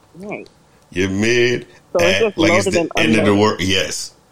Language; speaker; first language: English; native; English